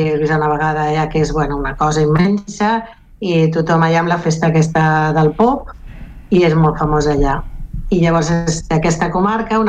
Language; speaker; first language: Catalan; non-native, local second language; Galician